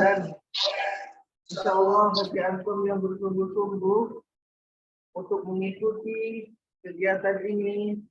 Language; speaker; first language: Indonesian; native; Indonesian